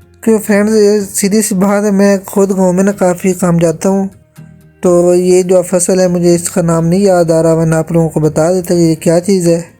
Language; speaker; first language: Urdu; non-native, local second language; Punjabi